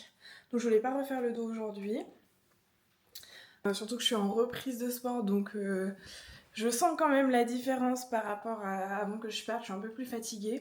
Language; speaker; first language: French; native; French